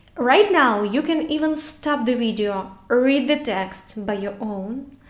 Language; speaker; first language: English; non-native, fluent; Ukrainian